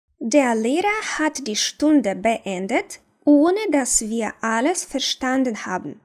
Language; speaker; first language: German; non-native, fluent; Ukrainian